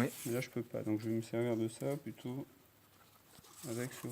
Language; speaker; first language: French; native; French